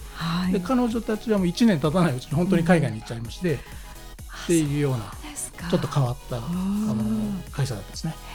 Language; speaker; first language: Japanese; native; Japanese